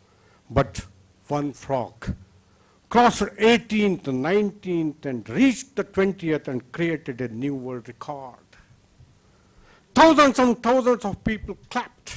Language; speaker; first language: English; non-native, local second language; Kannada